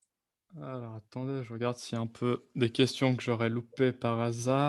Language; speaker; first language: French; native; French